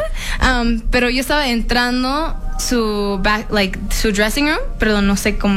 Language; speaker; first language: Spanish; early bilingual, heritage; English